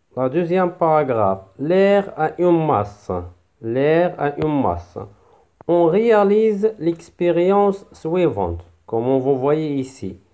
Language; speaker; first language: French; non-native, local second language; Arabic